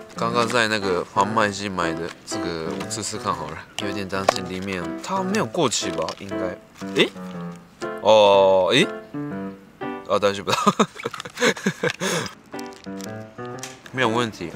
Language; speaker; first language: Chinese; early bilingual, heritage; Japanese